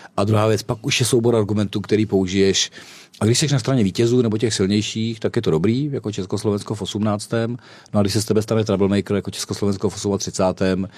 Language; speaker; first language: Czech; native; Czech